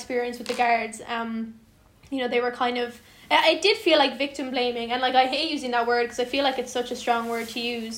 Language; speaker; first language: English; native; English